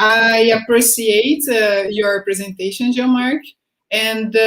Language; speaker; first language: English; non-native, fluent; Portuguese